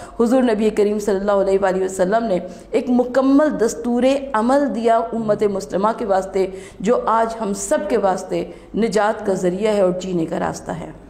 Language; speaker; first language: Urdu; native; Urdu